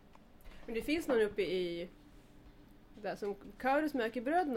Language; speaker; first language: Swedish; native; Swedish